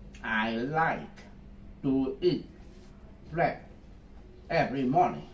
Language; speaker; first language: English; non-native, learner; Vietnamese